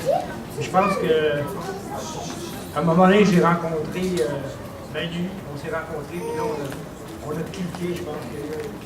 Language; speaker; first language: French; native; French